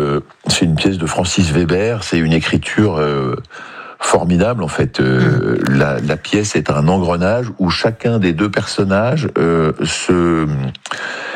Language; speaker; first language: French; native; French